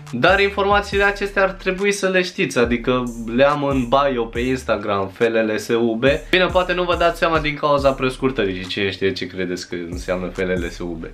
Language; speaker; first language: Romanian; early bilingual, other home language; Chinese